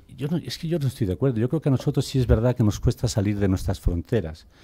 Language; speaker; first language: Spanish; native; Spanish